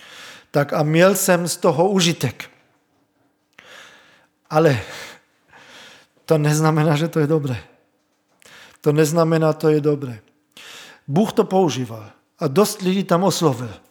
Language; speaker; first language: Czech; non-native, fluent; German